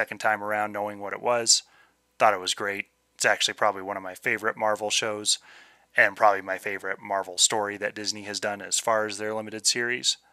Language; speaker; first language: English; native; English